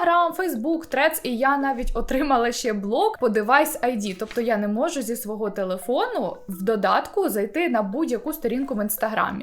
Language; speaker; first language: Ukrainian; native; Ukrainian